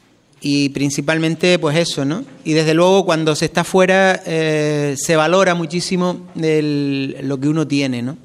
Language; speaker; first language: Spanish; native; Spanish